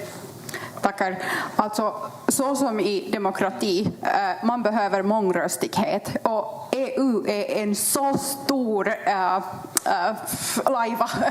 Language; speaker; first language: Swedish; non-native, fluent; Kurdish